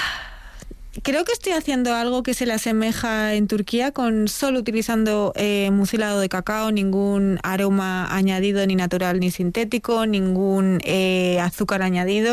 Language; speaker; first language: Spanish; native; Spanish